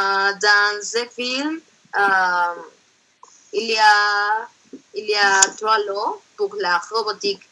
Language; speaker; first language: French; non-native, learner; Spanish